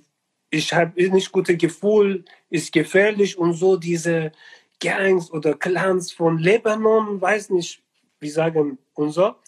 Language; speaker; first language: German; non-native, learner; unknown